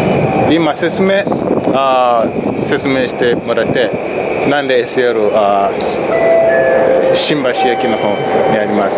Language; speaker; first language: Japanese; non-native, learner; Swahili